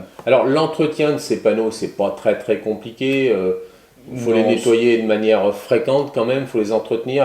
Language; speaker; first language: French; native; French